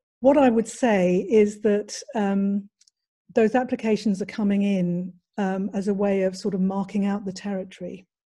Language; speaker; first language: English; native; English